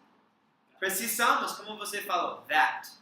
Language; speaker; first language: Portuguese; non-native, learner; English